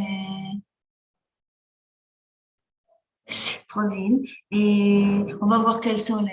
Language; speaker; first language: French; non-native, fluent; Spanish